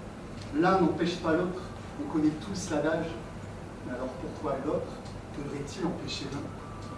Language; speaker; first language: French; native; French